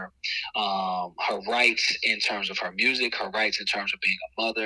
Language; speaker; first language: English; native; English